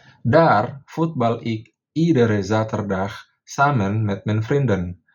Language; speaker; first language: Dutch; non-native, fluent; Indonesian